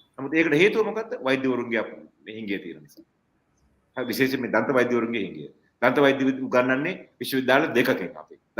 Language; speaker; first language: Sinhala; non-native, local second language; Tamil